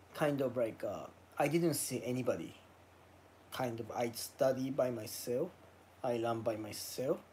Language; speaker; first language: English; non-native, learner; Japanese